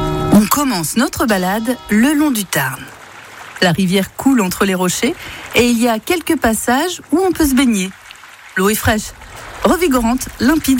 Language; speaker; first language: French; native; French